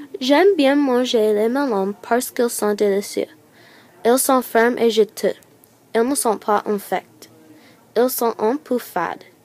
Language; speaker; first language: French; non-native, learner; English